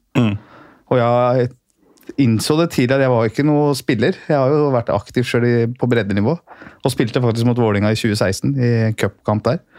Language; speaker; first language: Norwegian; early bilingual, other home language; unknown